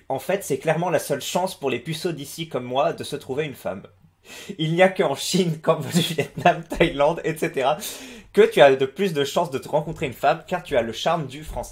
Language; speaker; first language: French; native; French